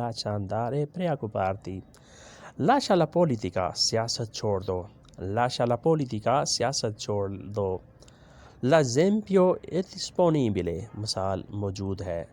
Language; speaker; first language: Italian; non-native, learner; Urdu